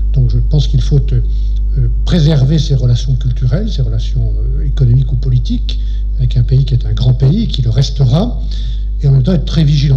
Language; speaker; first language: French; native; French